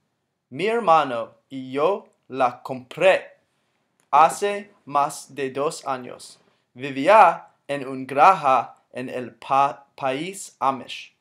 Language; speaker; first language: Spanish; non-native, learner; English